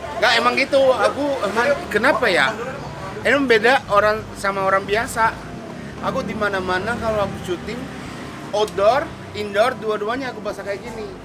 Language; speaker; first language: Indonesian; non-native, fluent; Japanese